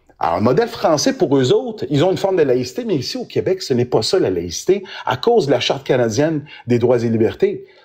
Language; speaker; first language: French; early bilingual, other home language; Arabic